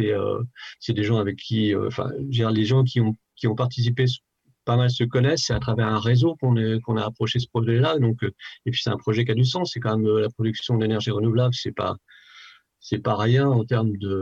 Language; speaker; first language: French; native; French